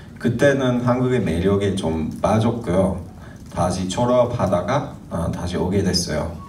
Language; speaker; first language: Korean; non-native, fluent; English